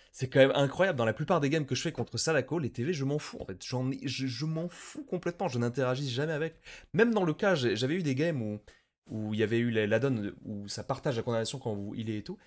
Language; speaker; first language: French; native; French